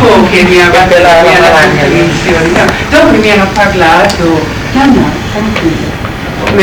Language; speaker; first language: Italian; non-native, fluent; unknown